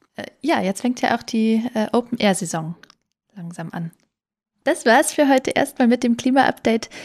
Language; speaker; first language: German; native; German